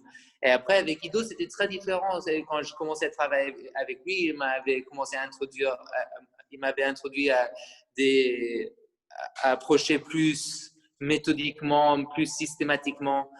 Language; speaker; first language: French; non-native, fluent; English